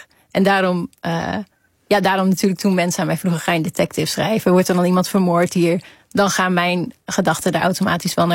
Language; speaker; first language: Dutch; native; Dutch